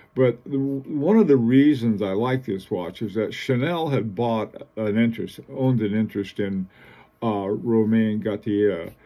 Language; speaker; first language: English; native; English